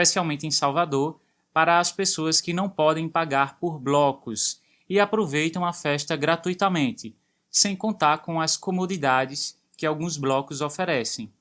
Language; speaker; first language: Portuguese; native; Portuguese